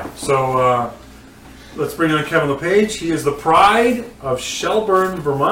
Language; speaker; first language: English; native; English